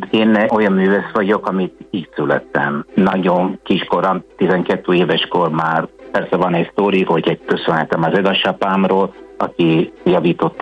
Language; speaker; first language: Hungarian; non-native, fluent; Italian